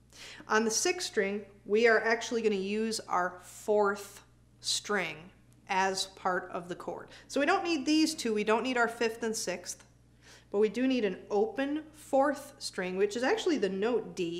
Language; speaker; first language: English; native; English